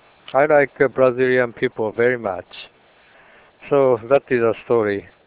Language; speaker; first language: English; non-native, learner; Japanese